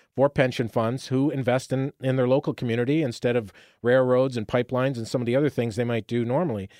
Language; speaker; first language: English; native; English